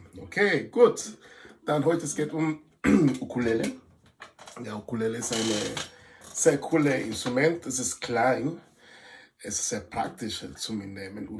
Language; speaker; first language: German; non-native, fluent; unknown